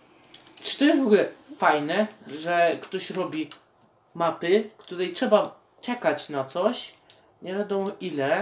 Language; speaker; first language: Polish; native; Polish